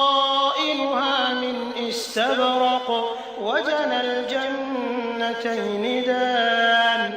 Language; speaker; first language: Arabic; native; Arabic